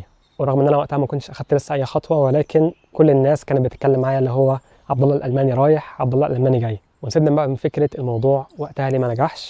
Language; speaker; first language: Arabic; native; Arabic